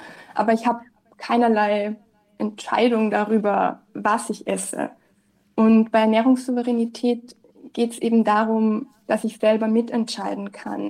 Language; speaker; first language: German; native; German